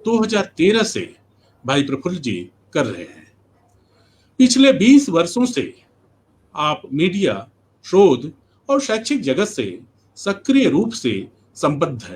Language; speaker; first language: Hindi; native; Hindi